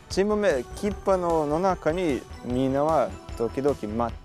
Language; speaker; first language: Japanese; non-native, learner; Portuguese